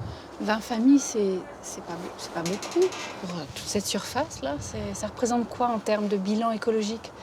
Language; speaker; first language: French; native; French